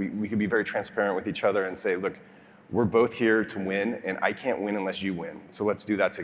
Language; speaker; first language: English; native; English